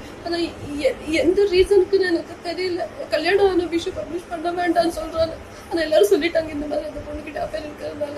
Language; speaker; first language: Tamil; non-native, local second language; Kannada